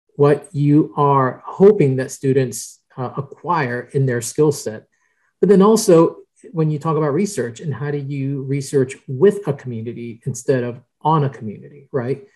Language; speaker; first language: English; early bilingual, other home language; Spanish